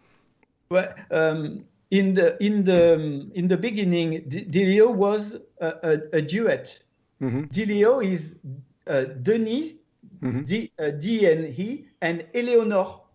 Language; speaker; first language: English; non-native, learner; French